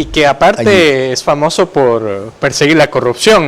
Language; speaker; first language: Spanish; native; Spanish